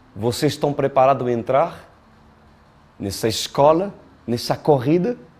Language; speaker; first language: Portuguese; non-native, fluent; French